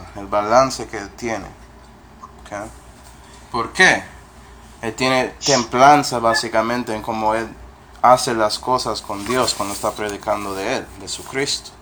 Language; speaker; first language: Spanish; non-native, fluent; English